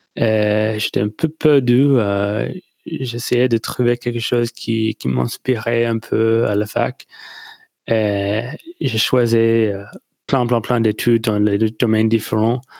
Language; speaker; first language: French; non-native, learner; English